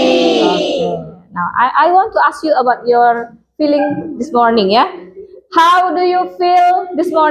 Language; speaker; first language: English; non-native, local second language; Indonesian